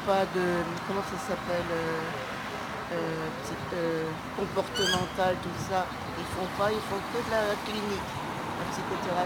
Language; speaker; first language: French; native; French